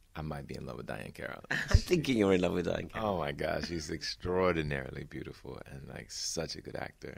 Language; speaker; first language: English; native; English